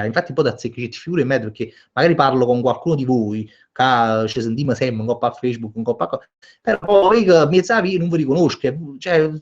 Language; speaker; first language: Italian; native; Italian